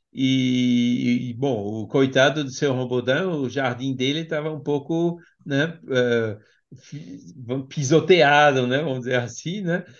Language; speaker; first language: Portuguese; non-native, fluent; French